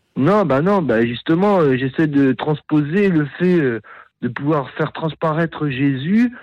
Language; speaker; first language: French; native; French